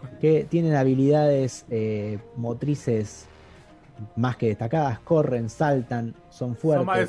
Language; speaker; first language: Spanish; native; Spanish